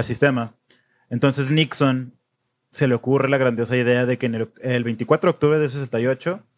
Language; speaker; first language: Spanish; native; Spanish